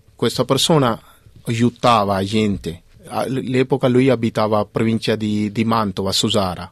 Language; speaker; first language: Italian; non-native, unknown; Punjabi